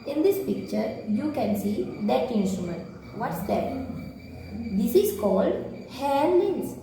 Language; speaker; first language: English; non-native, local second language; Sinhala